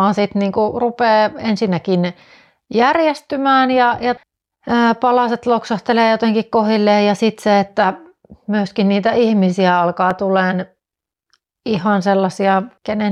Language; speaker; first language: Finnish; native; Finnish